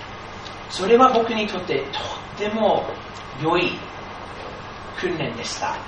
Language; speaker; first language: Japanese; non-native, fluent; English